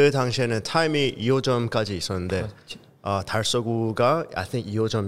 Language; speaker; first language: Korean; early bilingual, heritage; Korean